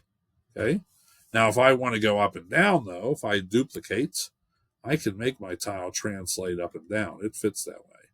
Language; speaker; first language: English; native; English